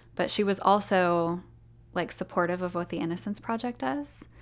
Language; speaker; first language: English; native; English